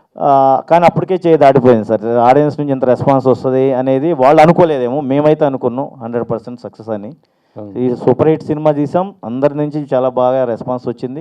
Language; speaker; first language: Telugu; native; Telugu